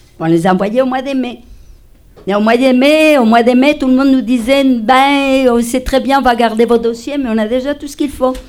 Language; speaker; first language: French; non-native, fluent; Spanish